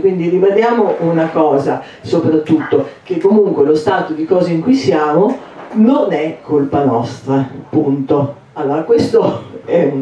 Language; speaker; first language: Italian; native; Italian